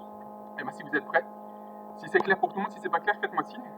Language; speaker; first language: French; native; French